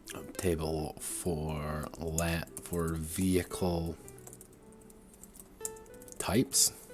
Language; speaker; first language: English; native; English